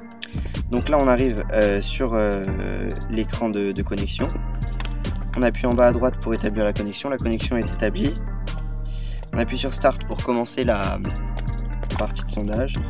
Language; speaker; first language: French; native; French